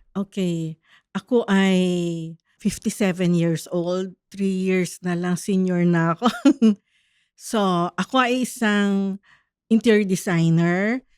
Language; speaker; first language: Filipino; native; Filipino